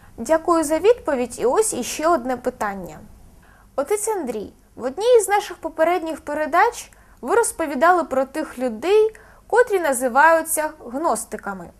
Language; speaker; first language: Ukrainian; native; Ukrainian